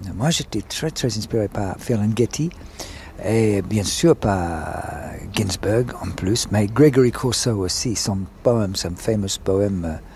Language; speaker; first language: French; non-native, fluent; English